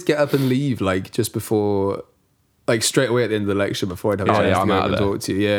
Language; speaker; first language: English; native; English